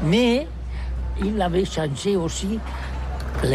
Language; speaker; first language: French; non-native, learner; Catalan